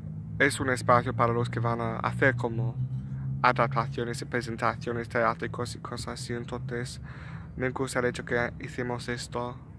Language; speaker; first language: Spanish; non-native, learner; English